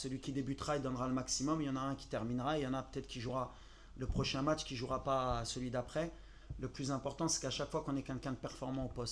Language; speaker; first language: French; native; French